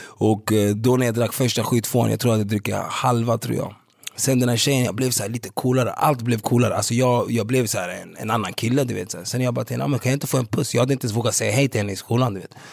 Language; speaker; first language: Swedish; early bilingual, other home language; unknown